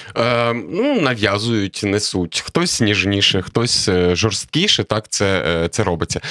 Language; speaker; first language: Ukrainian; native; Ukrainian